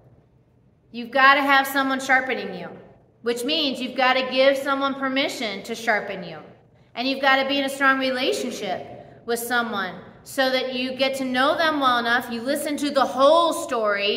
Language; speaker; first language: English; native; English